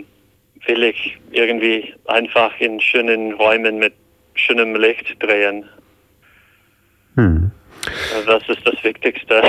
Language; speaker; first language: German; non-native, fluent; English